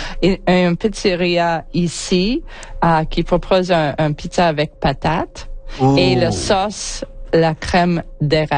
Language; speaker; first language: French; non-native, learner; English